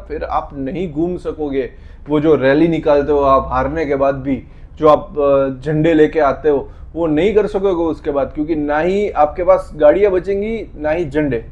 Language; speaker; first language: Hindi; non-native, local second language; Gujarati